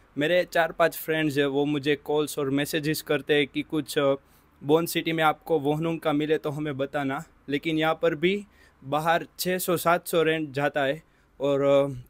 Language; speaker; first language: Hindi; non-native, local second language; Gujarati